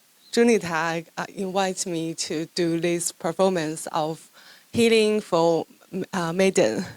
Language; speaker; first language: English; non-native, fluent; Chinese